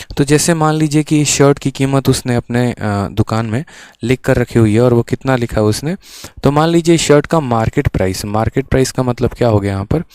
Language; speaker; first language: Hindi; native; Hindi